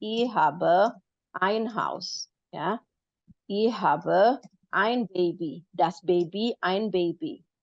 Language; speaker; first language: German; non-native, fluent; Indonesian